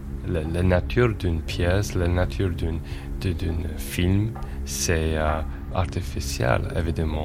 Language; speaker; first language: French; non-native, fluent; English